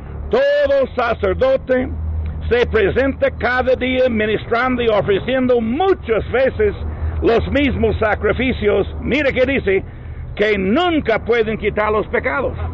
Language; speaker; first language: Spanish; non-native, learner; English